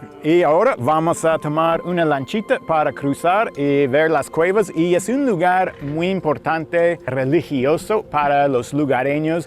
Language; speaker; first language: Spanish; non-native, fluent; English